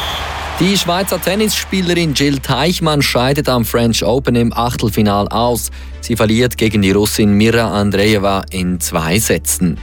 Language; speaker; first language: German; native; German